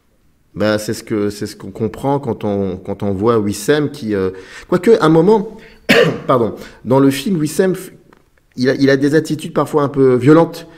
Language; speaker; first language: French; native; French